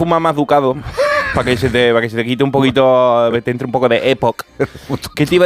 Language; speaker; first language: Spanish; native; Spanish